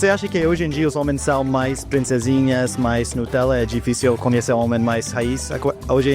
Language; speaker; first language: Portuguese; non-native, learner; English